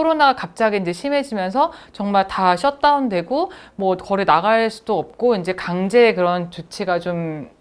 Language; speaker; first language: Korean; native; Korean